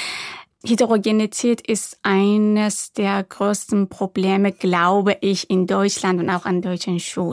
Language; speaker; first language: German; non-native, fluent; Persian